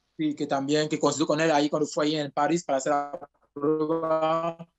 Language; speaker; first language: Spanish; non-native, fluent; French